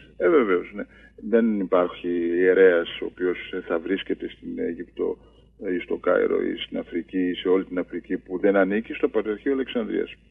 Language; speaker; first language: Greek; early bilingual, heritage; Greek